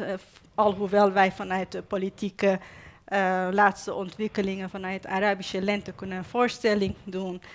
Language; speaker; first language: Dutch; non-native, fluent; Persian